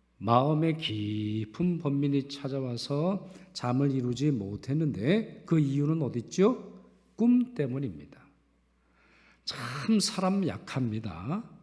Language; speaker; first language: Korean; native; Korean